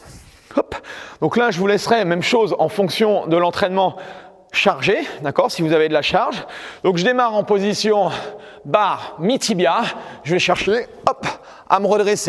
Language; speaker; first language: French; native; French